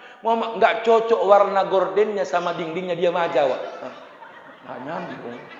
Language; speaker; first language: Malay; non-native, local second language; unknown